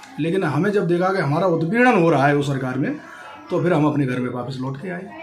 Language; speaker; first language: Hindi; native; Hindi